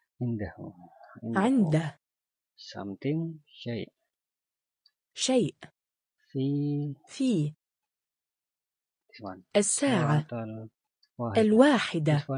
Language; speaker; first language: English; non-native, learner; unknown